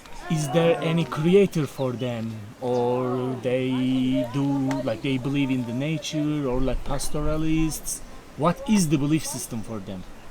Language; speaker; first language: English; non-native, fluent; Turkish